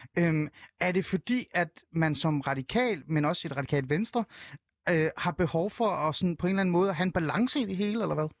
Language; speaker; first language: Danish; early bilingual, other home language; Persian